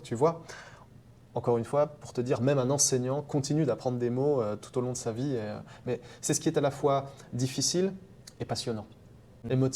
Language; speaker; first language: French; native; French